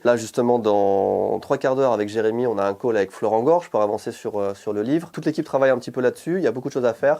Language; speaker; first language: French; native; French